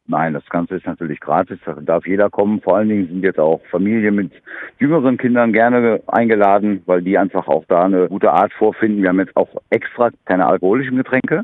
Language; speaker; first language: German; native; German